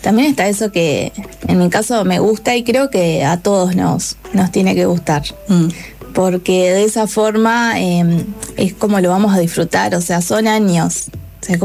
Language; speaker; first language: Spanish; native; Spanish